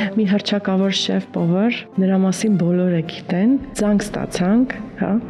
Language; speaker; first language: Armenian; early bilingual, heritage; Armenian